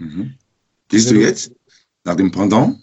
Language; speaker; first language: German; non-native, local second language; French